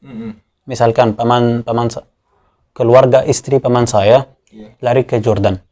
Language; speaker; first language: Indonesian; non-native, fluent; Arabic